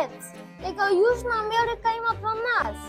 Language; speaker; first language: Macedonian; early bilingual, heritage; Macedonian